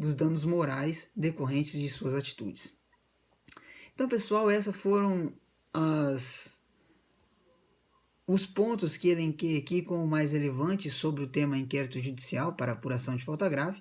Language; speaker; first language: Portuguese; native; Portuguese